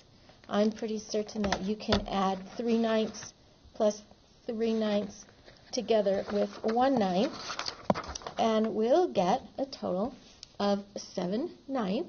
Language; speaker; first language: English; native; English